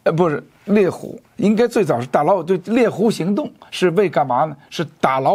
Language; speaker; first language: Chinese; native; Chinese